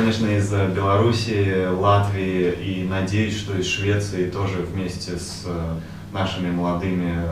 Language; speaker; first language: Russian; native; Russian